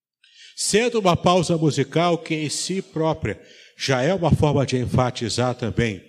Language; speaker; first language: Portuguese; native; Portuguese